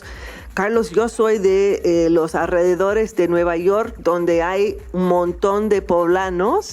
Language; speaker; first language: Spanish; non-native, fluent; English